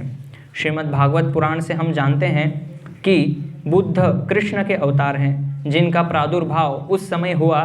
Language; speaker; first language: Hindi; native; Hindi